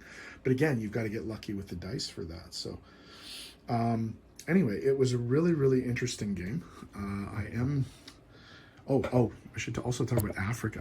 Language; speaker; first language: English; native; English